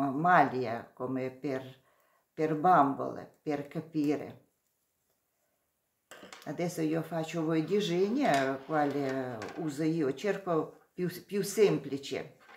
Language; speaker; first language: Italian; non-native, learner; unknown